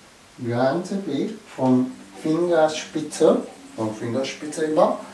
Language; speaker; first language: German; non-native, learner; Japanese